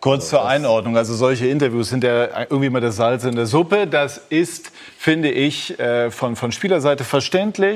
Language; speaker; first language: German; native; German